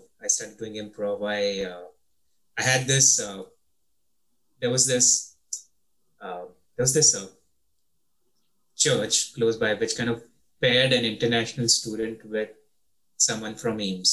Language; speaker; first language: English; native; English